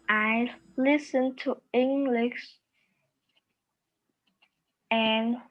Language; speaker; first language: English; non-native, learner; Vietnamese